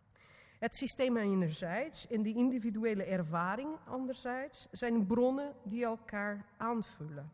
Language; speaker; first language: Dutch; non-native, fluent; Portuguese